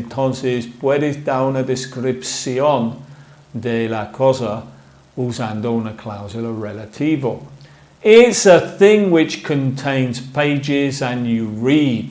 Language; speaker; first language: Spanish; non-native, fluent; English